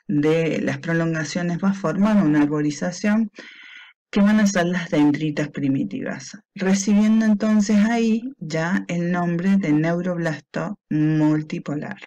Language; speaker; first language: Spanish; native; Spanish